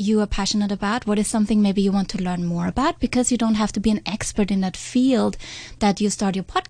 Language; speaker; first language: English; non-native, fluent; German